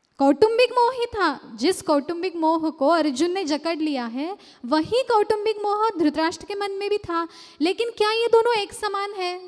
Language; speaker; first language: Hindi; non-native, local second language; Marathi